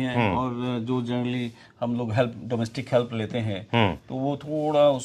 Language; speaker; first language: Hindi; native; Hindi